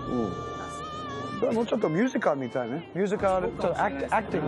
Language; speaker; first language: Japanese; non-native, learner; English